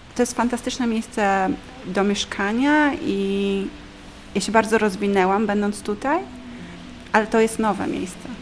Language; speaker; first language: Polish; native; Polish